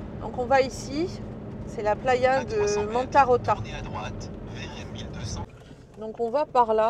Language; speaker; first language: French; native; French